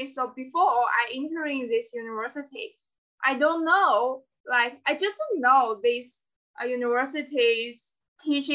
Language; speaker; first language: English; non-native, fluent; Chinese